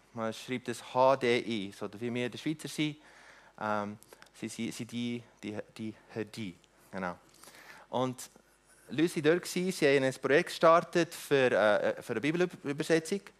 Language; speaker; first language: German; non-native, fluent; Afrikaans